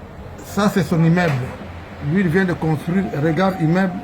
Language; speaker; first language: French; non-native, local second language; Lingala